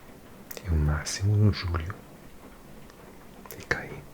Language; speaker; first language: Portuguese; non-native, learner; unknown